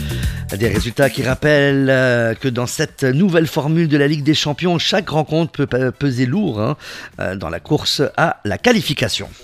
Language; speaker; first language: French; non-native, local second language; Arabic